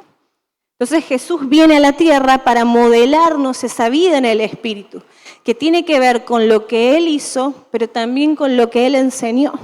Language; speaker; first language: Spanish; native; Spanish